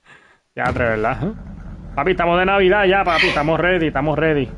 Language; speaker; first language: Spanish; early bilingual, heritage; Spanish